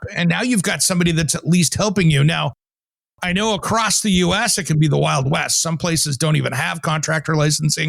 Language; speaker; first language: English; native; English